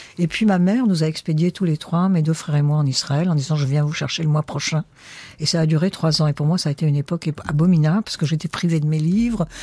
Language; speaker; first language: French; early bilingual, heritage; French